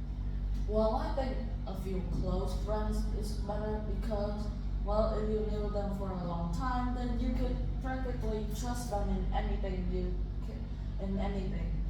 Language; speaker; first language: English; non-native, fluent; Vietnamese